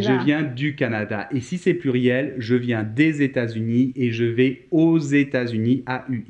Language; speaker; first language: French; native; French